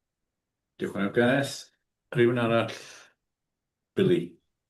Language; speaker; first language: Welsh; non-native, learner; English